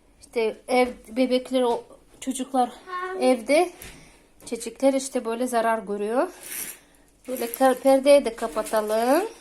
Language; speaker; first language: Turkish; non-native, fluent; Russian